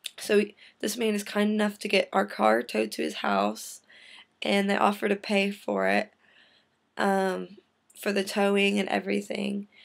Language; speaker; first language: English; native; English